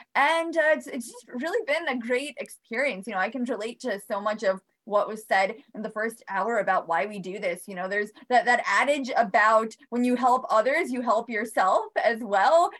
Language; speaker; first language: English; early bilingual, other home language; Bosnian